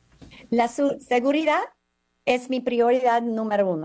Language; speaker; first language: Spanish; non-native, fluent; English